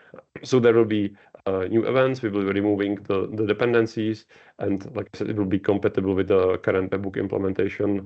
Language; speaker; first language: English; non-native, fluent; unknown